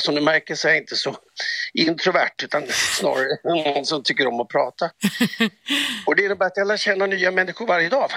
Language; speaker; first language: Swedish; native; Swedish